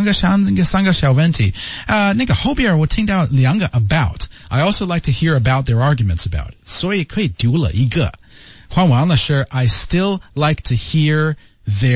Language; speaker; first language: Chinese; non-native, learner; English